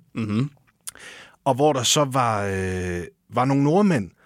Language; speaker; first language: Danish; native; Danish